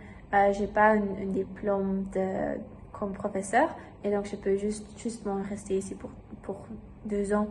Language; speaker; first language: French; non-native, learner; German